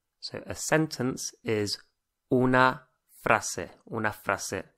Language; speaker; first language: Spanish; non-native, fluent; English